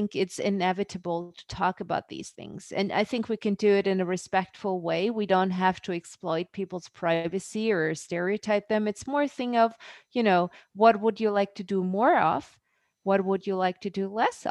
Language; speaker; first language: English; non-native, fluent; German